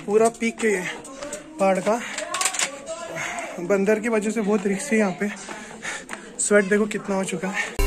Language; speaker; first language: Hindi; native; Hindi